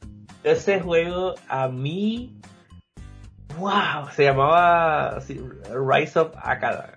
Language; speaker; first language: Spanish; native; Spanish